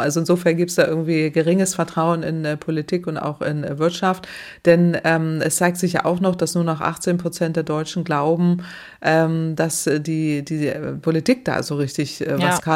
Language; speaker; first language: German; native; German